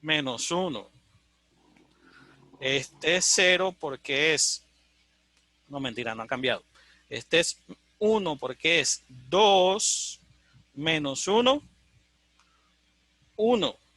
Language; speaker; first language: Spanish; native; Spanish